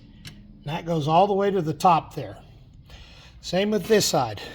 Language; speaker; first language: English; native; English